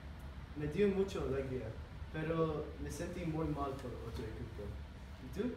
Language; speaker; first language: Spanish; non-native, learner; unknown